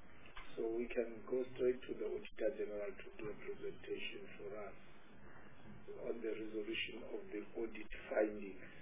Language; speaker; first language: English; non-native, local second language; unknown